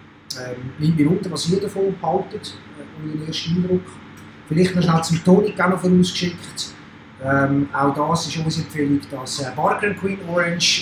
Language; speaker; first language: German; native; German